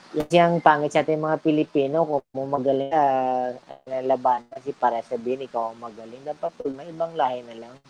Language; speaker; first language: Filipino; native; Filipino